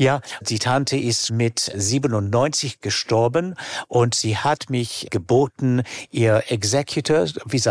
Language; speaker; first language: German; non-native, fluent; English